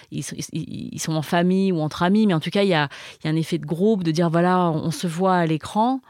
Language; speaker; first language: French; native; French